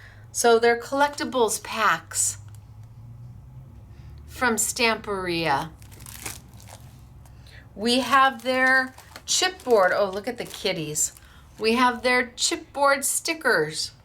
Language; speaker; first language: English; native; English